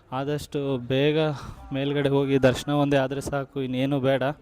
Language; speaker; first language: Kannada; native; Kannada